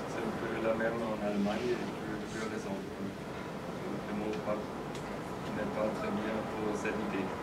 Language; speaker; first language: French; non-native, fluent; German